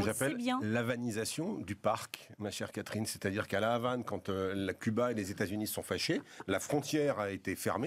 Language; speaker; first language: French; native; French